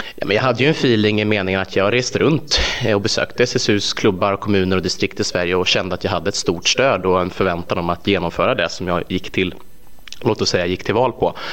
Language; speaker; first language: Swedish; native; Swedish